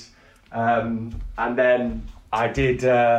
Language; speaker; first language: English; native; English